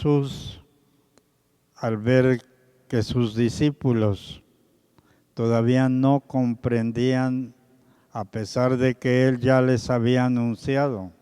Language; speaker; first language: Spanish; native; Spanish